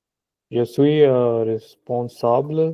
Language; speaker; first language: French; non-native, learner; Punjabi